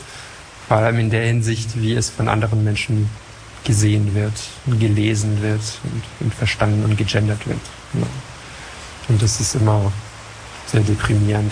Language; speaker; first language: German; non-native, fluent; French